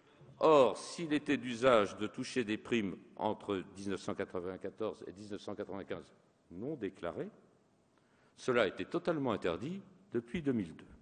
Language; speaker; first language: French; native; French